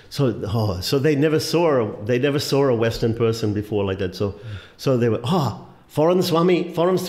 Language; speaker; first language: English; native; English